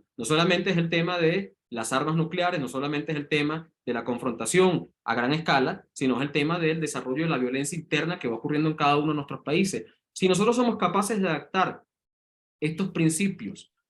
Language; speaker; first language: Spanish; native; Spanish